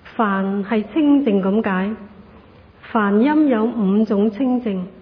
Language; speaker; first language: Chinese; non-native, local second language; Cantonese